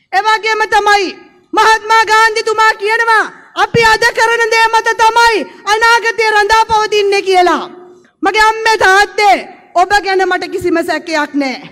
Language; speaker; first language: Sinhala; native; Sinhala